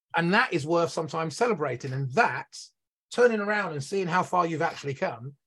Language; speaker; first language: English; native; English